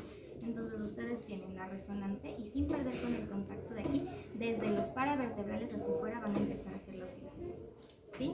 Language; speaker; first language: Spanish; native; Spanish